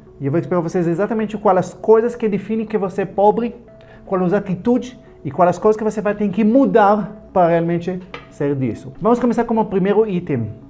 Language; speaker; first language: Portuguese; non-native, fluent; Hebrew